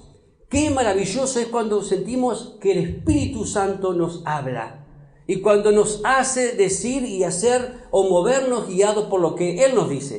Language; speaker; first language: Spanish; native; Spanish